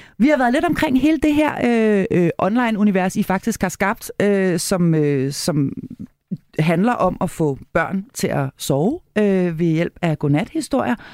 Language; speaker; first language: Danish; native; Danish